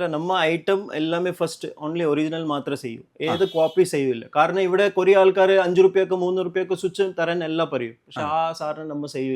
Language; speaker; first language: Malayalam; non-native, local second language; Tamil